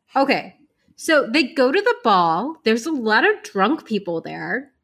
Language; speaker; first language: English; early bilingual, other home language; Hindi